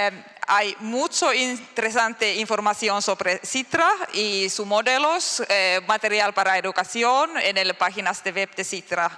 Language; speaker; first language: Spanish; non-native, learner; Finnish